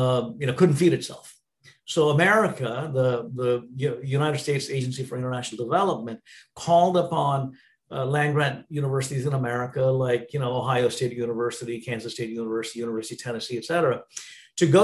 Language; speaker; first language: English; non-native, local second language; Tamil